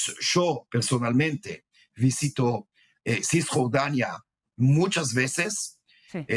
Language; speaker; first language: Spanish; non-native, fluent; Hebrew